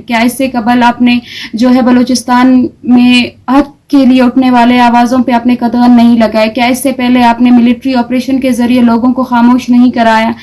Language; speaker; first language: Urdu; non-native, local second language; Baluchi